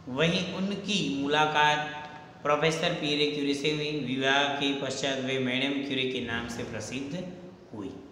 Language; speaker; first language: Hindi; non-native, local second language; Gujarati